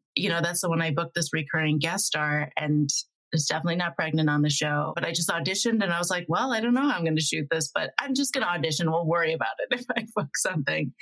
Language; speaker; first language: English; native; English